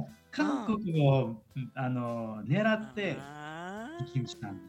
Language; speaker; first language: Japanese; non-native, fluent; Uzbek